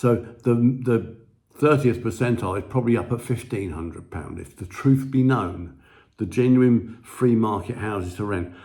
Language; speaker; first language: English; native; English